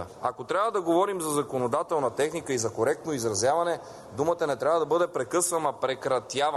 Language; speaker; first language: Bulgarian; native; Bulgarian